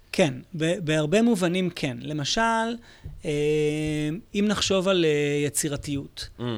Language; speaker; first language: Hebrew; native; Hebrew